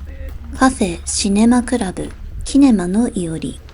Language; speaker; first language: Japanese; native; Japanese